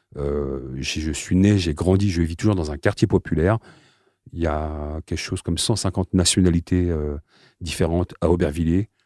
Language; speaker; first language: French; native; French